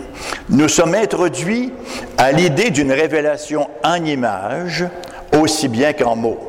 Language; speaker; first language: French; native; French